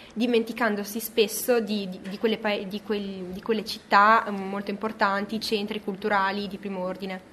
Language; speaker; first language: Italian; native; Italian